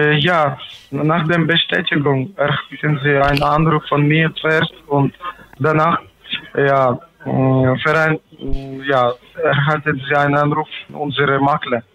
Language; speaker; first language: German; non-native, learner; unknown